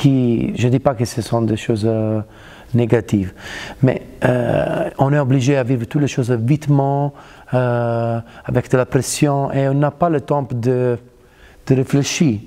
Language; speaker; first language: French; non-native, fluent; Italian